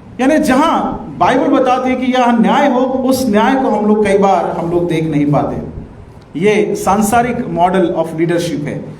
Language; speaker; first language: Hindi; non-native, local second language; Marathi